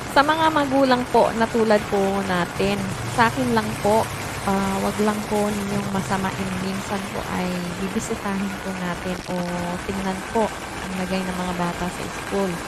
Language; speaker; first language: Filipino; native; Filipino